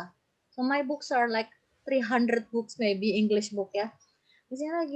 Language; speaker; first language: English; non-native, fluent; Indonesian